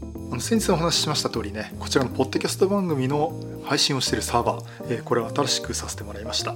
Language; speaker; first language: Japanese; native; Japanese